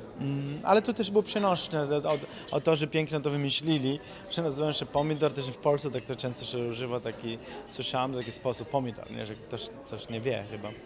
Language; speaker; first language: Polish; non-native, fluent; Italian